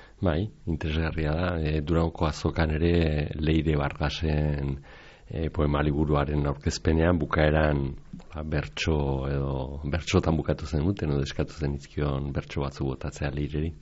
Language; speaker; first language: Basque; native; Basque